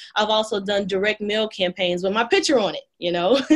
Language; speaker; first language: English; native; English